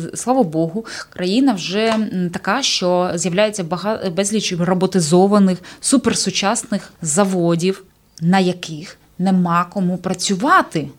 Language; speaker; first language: Ukrainian; native; Ukrainian